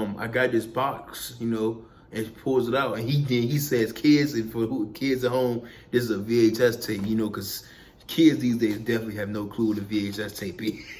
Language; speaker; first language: English; native; English